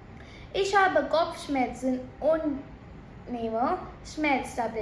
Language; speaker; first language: German; non-native, fluent; Hindi